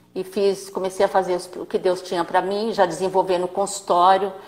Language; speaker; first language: Portuguese; native; Portuguese